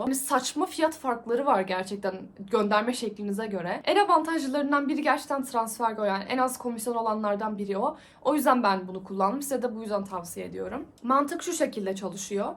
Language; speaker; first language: Turkish; native; Turkish